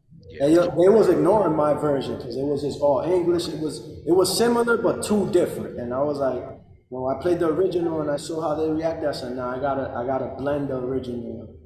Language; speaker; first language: English; early bilingual, other home language; Spanish